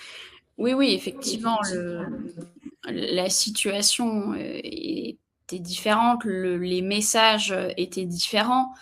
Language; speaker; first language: French; native; French